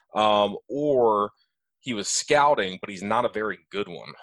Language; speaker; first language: English; native; English